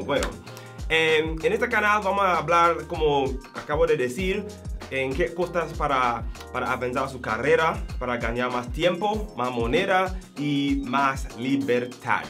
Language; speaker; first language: Spanish; non-native, learner; English